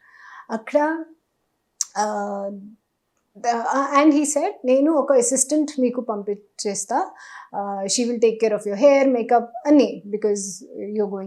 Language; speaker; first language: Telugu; non-native, learner; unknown